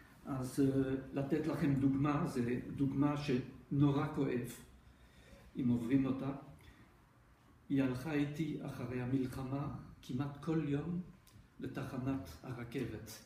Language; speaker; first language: Hebrew; non-native, fluent; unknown